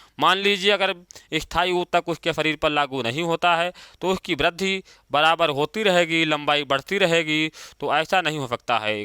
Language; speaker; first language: Hindi; native; Hindi